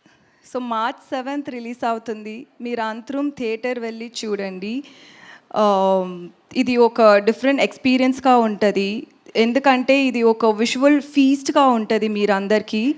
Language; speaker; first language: Telugu; non-native, learner; Tamil